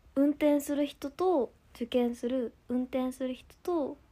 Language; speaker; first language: Japanese; native; Japanese